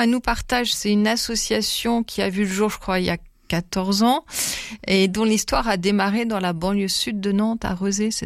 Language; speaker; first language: French; native; French